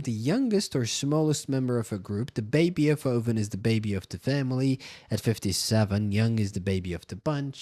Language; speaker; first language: English; non-native, fluent; Turkish